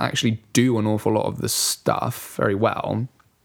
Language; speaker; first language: English; native; English